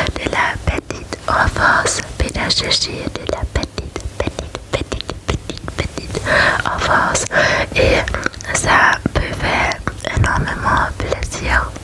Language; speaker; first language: French; non-native, learner; German